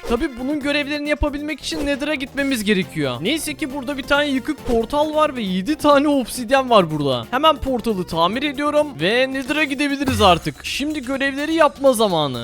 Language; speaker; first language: Turkish; native; Turkish